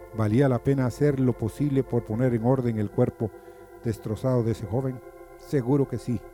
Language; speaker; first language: Spanish; native; Spanish